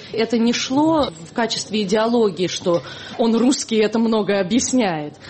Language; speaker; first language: Russian; early bilingual, heritage; Russian